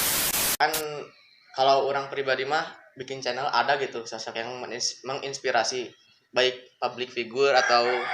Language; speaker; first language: Indonesian; non-native, local second language; Sundanese